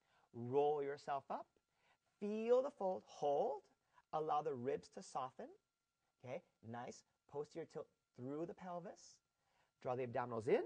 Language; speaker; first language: English; native; English